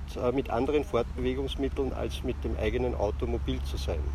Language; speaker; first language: German; native; German